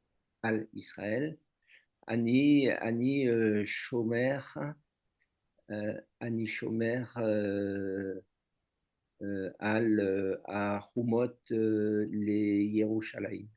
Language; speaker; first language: Hebrew; non-native, learner; French